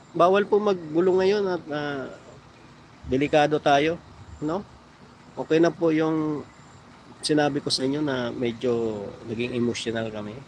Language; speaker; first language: Filipino; native; Filipino